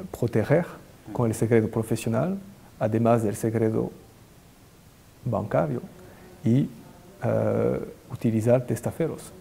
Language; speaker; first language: Spanish; non-native, fluent; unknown